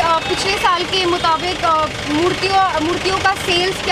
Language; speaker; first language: Hindi; native; Hindi